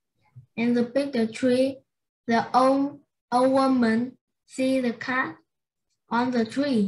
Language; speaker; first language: English; non-native, learner; Vietnamese